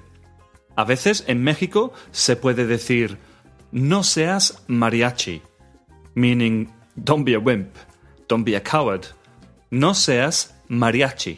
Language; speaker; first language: Spanish; native; Spanish